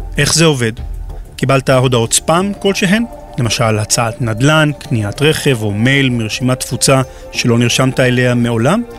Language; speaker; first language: Hebrew; native; Hebrew